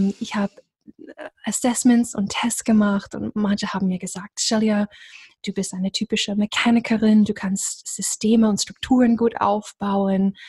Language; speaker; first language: German; non-native, fluent; English